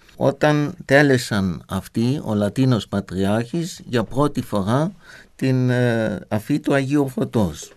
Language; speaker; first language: Greek; non-native, fluent; German